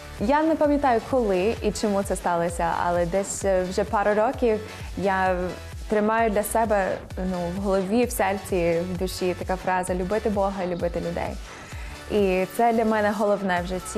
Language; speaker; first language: Ukrainian; non-native, fluent; English